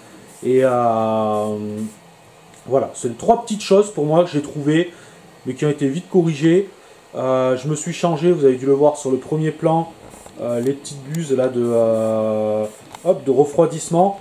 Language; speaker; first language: French; native; French